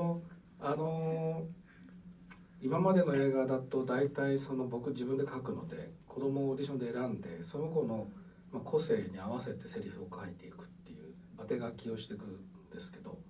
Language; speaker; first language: Japanese; native; Japanese